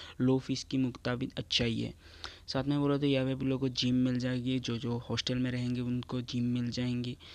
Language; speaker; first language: Hindi; non-native, local second language; Assamese